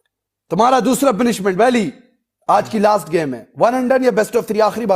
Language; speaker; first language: Hindi; non-native, local second language; Pashto